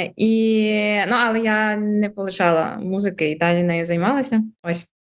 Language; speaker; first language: Ukrainian; native; Ukrainian